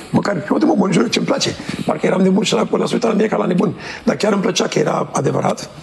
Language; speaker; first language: Romanian; native; Romanian